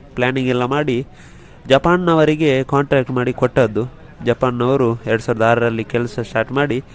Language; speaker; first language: Kannada; non-native, local second language; Tulu